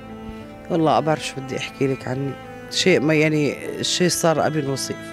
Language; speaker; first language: Arabic; native; Arabic